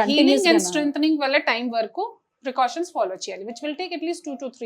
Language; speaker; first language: Telugu; non-native, fluent; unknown